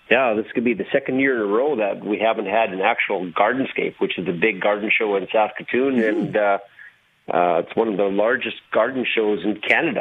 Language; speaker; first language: English; native; English